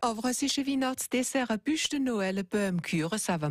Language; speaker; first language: German; native; German